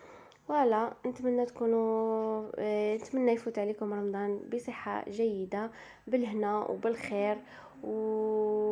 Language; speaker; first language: Arabic; native; Arabic